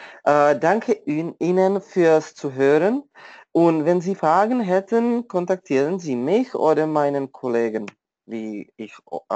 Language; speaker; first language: German; non-native, fluent; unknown